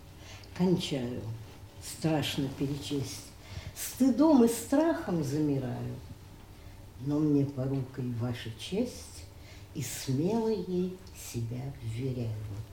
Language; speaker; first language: Russian; native; Russian